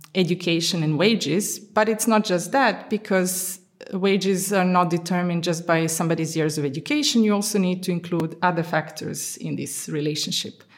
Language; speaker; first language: English; non-native, fluent; Serbian